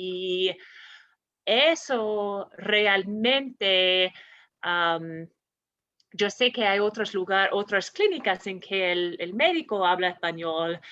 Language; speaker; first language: Spanish; non-native, fluent; English